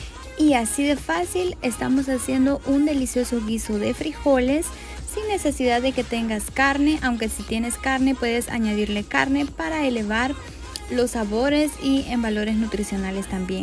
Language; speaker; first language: Spanish; native; Spanish